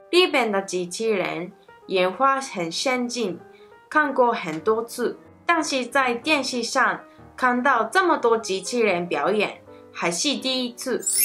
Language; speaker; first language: Chinese; non-native, fluent; Japanese